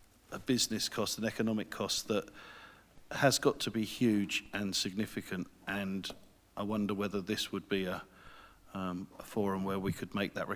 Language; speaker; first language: English; native; English